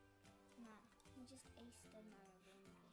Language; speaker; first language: Welsh; non-native, local second language; English